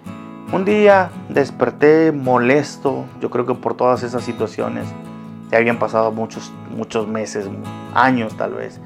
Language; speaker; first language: Spanish; native; Spanish